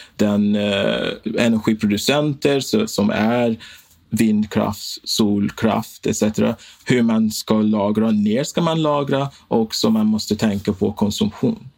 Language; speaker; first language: Swedish; non-native, fluent; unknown